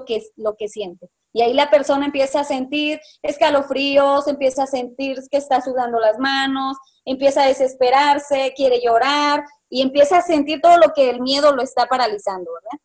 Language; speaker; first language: Spanish; native; Spanish